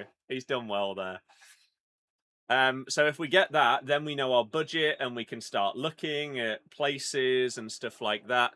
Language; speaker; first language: English; native; English